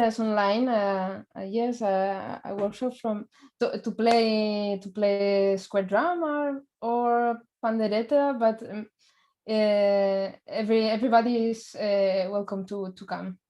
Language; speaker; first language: English; non-native, learner; Spanish